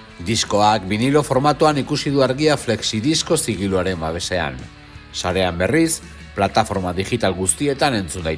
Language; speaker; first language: Basque; native; Basque